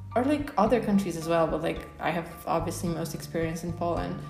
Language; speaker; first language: English; non-native, fluent; Polish